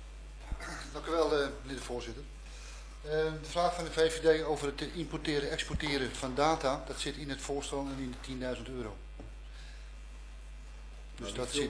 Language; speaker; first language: Dutch; native; Dutch